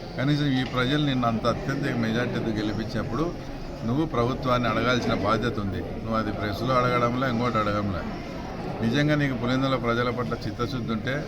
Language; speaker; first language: Telugu; native; Telugu